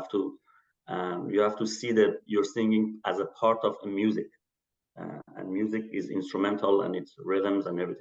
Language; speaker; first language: English; non-native, fluent; Persian